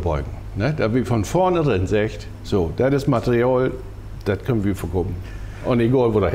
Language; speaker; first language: German; native; German